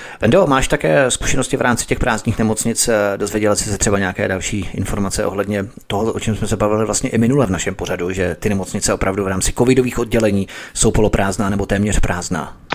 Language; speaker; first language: Czech; native; Czech